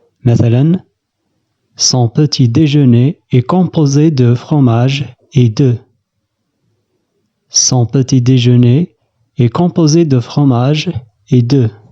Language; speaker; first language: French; non-native, fluent; Arabic